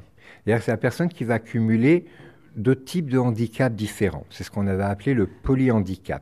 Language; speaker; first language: French; native; French